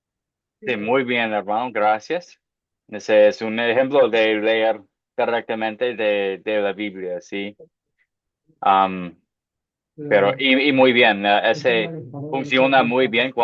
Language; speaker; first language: Spanish; non-native, fluent; English